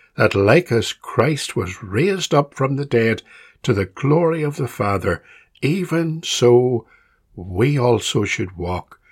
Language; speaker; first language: English; native; English